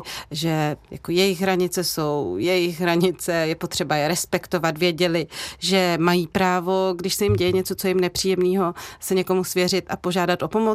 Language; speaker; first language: Czech; native; Czech